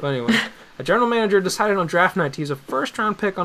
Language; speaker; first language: English; native; English